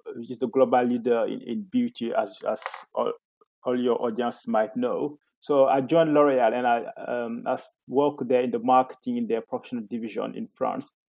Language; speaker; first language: English; non-native, fluent; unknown